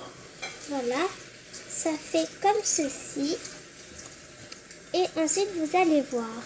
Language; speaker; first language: French; native; French